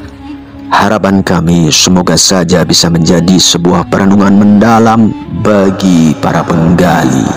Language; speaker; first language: Indonesian; native; Indonesian